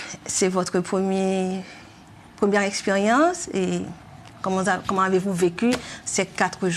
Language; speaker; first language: French; non-native, local second language; Haitian Creole